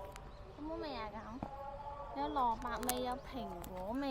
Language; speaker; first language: Cantonese; native; Cantonese